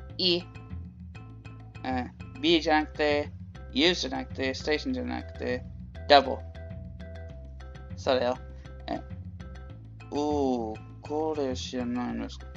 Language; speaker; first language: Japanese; non-native, learner; English